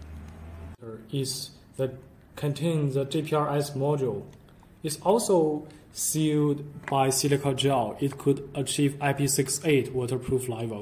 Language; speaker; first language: English; non-native, learner; Chinese